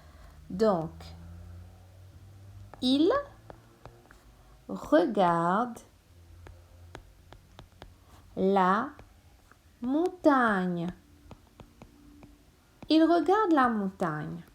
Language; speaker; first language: French; non-native, local second language; Morisyen